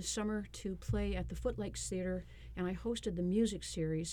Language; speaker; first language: English; native; English